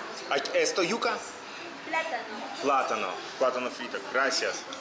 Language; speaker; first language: Spanish; non-native, learner; Russian